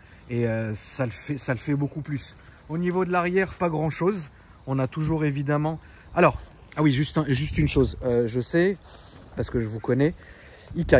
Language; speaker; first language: French; native; French